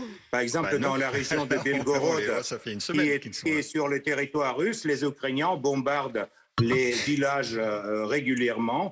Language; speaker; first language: French; non-native, fluent; Russian